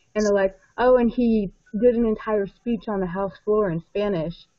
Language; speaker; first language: English; native; English